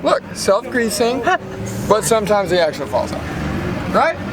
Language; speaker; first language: English; native; English